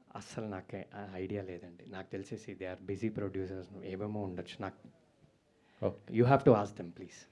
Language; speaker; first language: Telugu; native; Telugu